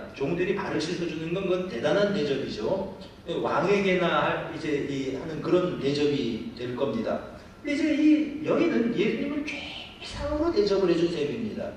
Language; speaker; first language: Korean; native; Korean